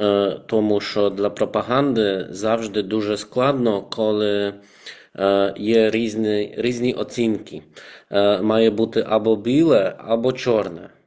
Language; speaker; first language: Ukrainian; non-native, fluent; Polish